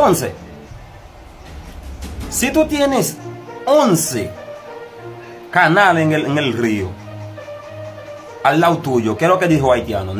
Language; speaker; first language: Spanish; non-native, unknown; Haitian Creole